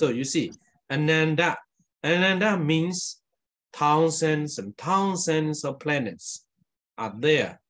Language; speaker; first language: English; non-native, fluent; Burmese